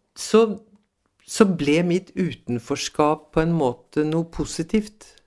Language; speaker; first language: Norwegian; early bilingual, other home language; Swedish